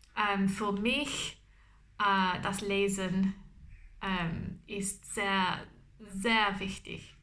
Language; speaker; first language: German; non-native, learner; English